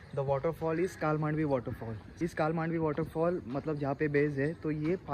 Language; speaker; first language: Hindi; non-native, local second language; Marathi